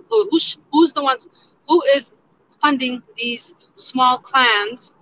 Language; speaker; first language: English; non-native, fluent; Tigrinya